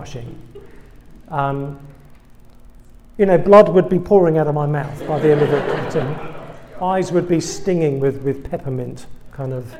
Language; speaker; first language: English; native; English